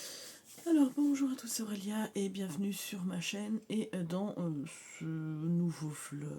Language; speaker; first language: French; native; French